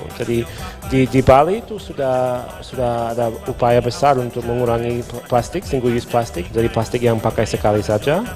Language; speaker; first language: Indonesian; non-native, fluent; English